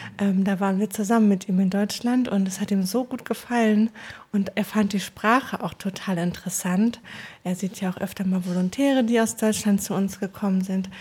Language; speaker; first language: German; native; German